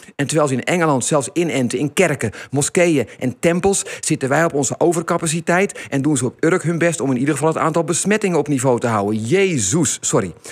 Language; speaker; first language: Dutch; native; Dutch